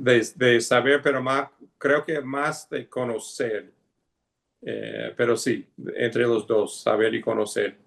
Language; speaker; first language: Spanish; non-native, fluent; English